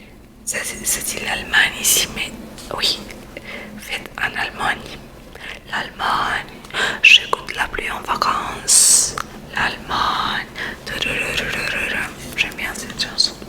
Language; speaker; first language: French; non-native, learner; Spanish